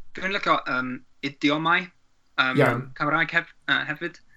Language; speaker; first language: Welsh; non-native, learner; English